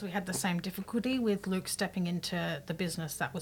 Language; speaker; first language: English; native; English